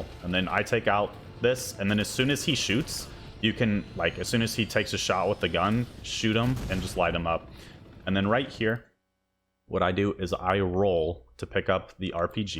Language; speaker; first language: English; native; English